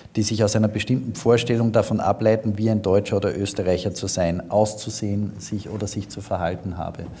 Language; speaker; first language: German; native; German